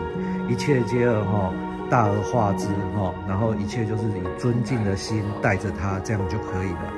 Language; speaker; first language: Chinese; native; Chinese